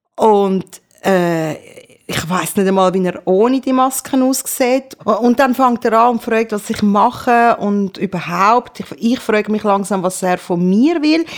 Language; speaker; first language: German; early bilingual, other home language; Persian